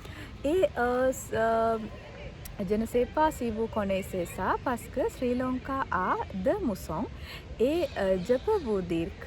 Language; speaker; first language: French; non-native, learner; Sinhala